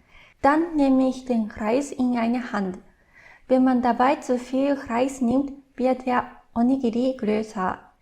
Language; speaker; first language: German; non-native, fluent; Japanese